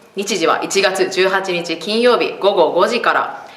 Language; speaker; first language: Japanese; early bilingual, heritage; Japanese